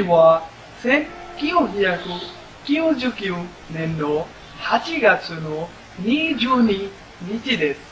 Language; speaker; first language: Japanese; non-native, learner; Bangla